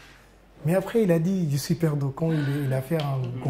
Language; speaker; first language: French; non-native, learner; Arabic